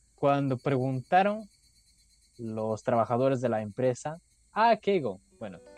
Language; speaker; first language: Spanish; non-native, fluent; Japanese